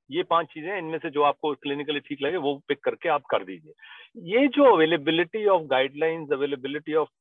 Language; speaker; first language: Hindi; native; Hindi